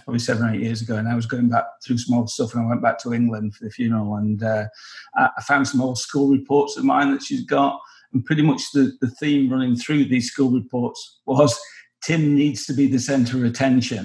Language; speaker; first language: English; native; English